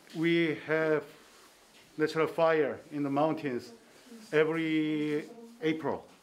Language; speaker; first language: English; non-native, fluent; Korean